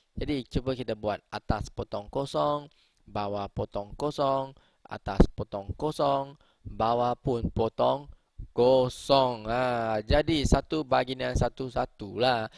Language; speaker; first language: Malay; native; Malay